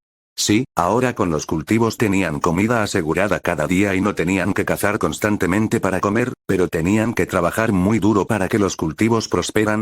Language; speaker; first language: Spanish; native; Spanish